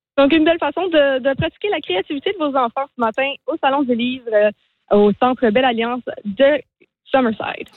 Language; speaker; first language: French; native; French